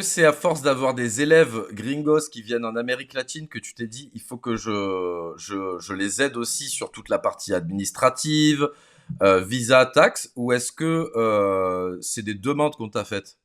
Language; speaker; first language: French; native; French